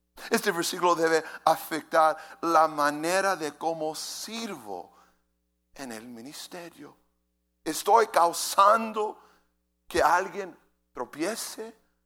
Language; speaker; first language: Spanish; native; Spanish